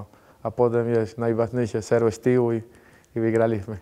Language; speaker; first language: Polish; non-native, fluent; Spanish